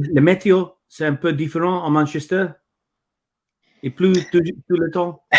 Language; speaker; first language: French; non-native, learner; English